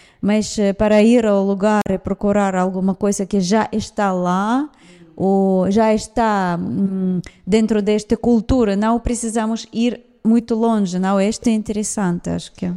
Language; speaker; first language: Portuguese; non-native, fluent; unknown